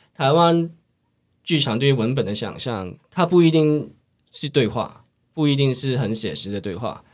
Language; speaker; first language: Chinese; non-native, local second language; Cantonese